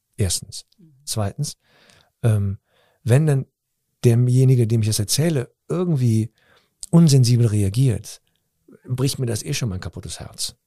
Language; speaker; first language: German; early bilingual, other home language; Turkish